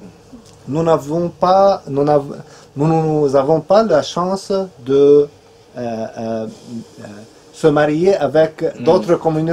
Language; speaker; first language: French; non-native, fluent; Arabic